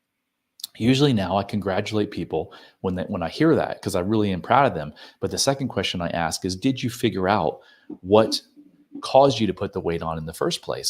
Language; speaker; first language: English; native; English